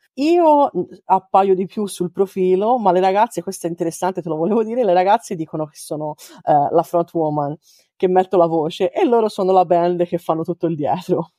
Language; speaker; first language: Italian; native; Italian